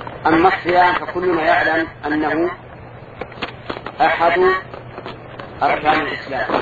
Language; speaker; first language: Arabic; native; Arabic